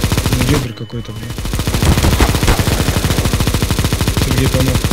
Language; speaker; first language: Russian; native; Russian